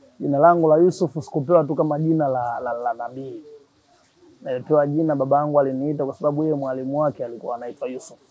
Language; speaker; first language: Swahili; native; Swahili